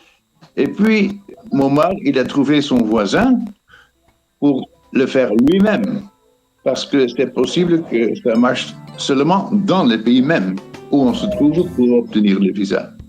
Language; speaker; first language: French; non-native, fluent; Dutch